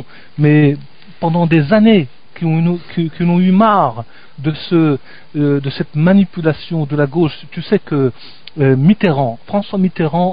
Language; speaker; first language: French; native; French